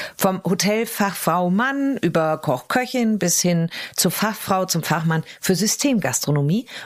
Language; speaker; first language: German; native; German